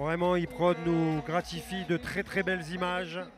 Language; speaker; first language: French; native; French